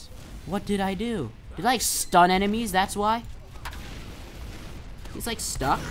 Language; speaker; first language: English; native; English